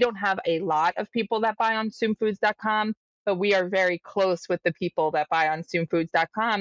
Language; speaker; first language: English; native; English